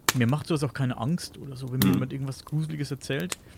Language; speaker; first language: German; native; German